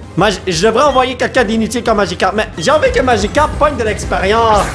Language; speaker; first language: French; native; French